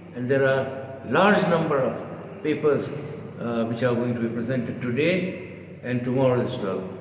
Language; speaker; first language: English; non-native, local second language; Bangla